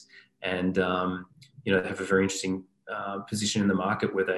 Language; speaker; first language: English; native; English